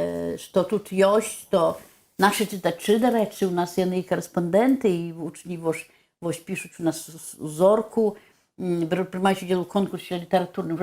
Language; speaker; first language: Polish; non-native, local second language; Belarusian